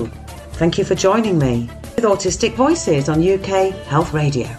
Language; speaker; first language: English; native; English